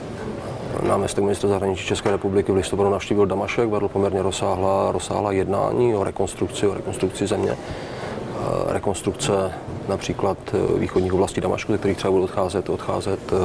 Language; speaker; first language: Czech; native; Czech